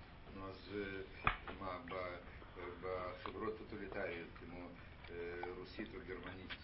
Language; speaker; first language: Hebrew; non-native, fluent; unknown